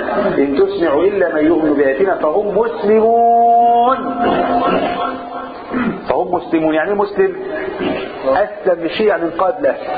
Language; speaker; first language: Arabic; native; Arabic